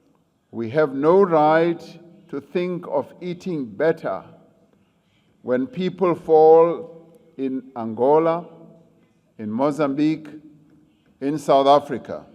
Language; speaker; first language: English; non-native, local second language; Venda